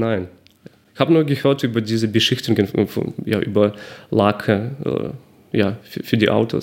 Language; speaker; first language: German; non-native, fluent; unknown